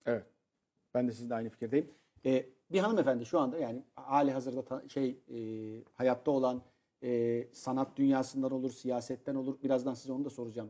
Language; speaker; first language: Turkish; native; Turkish